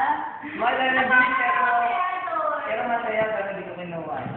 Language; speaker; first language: Filipino; native; Filipino